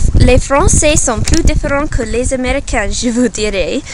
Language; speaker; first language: French; non-native, learner; English